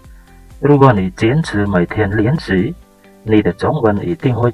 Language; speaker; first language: Chinese; non-native, fluent; Khmer